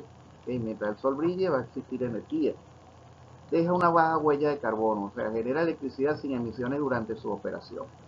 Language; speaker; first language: Spanish; native; Spanish